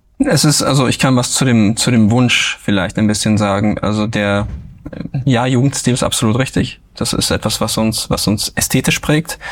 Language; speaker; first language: German; native; German